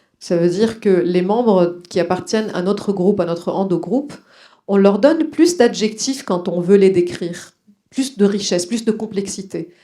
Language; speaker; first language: French; non-native, local second language; Arabic